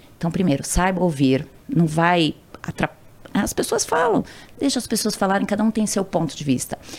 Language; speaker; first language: Portuguese; native; Portuguese